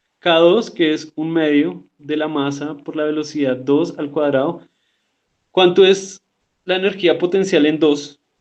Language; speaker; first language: Spanish; native; Spanish